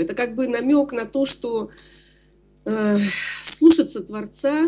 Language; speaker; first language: Russian; native; Russian